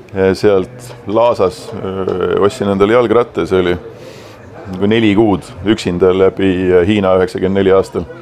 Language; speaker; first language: Estonian; native; Estonian